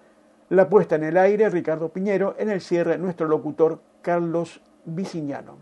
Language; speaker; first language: Spanish; native; Spanish